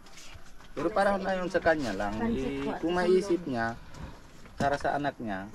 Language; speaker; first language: Filipino; non-native, fluent; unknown